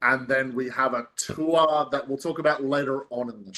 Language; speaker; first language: English; native; English